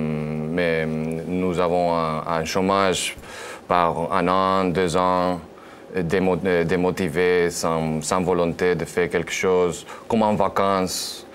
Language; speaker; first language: French; non-native, learner; Spanish